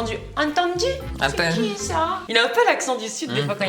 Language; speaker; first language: French; native; French